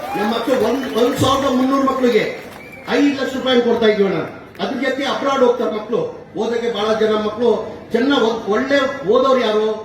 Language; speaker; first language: Kannada; non-native, local second language; Urdu